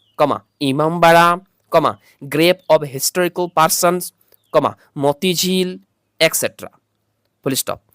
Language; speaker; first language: English; non-native, local second language; Bangla